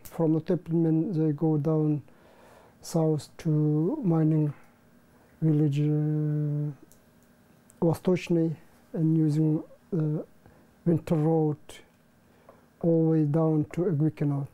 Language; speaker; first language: English; non-native, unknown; Russian